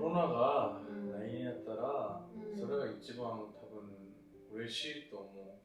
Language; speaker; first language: Japanese; non-native, learner; Korean